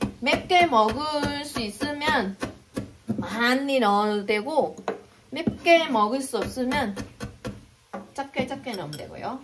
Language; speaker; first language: Korean; non-native, fluent; Vietnamese